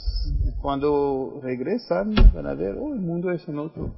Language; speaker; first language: Spanish; non-native, fluent; French